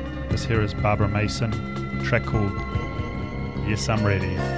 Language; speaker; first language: English; native; English